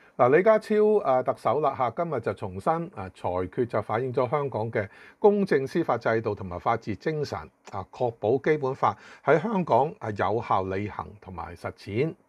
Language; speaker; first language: Cantonese; native; Cantonese